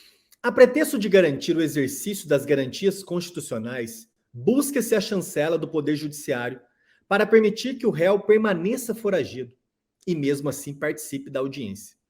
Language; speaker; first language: Portuguese; native; Portuguese